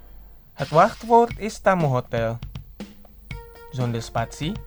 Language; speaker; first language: Dutch; non-native, fluent; Indonesian